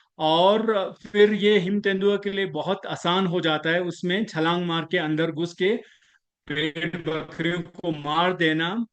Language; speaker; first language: Hindi; non-native, local second language; Ladakhi